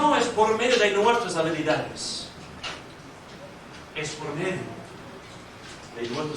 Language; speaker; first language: Spanish; non-native, fluent; English